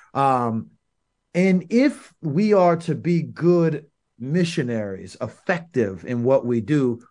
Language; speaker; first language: English; native; English